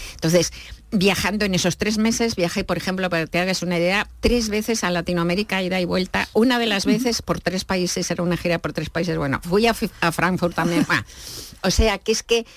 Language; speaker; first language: Spanish; native; Spanish